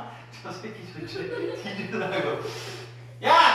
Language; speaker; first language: Korean; native; Korean